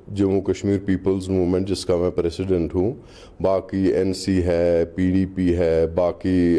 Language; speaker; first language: Hindi; non-native, local second language; Kashmiri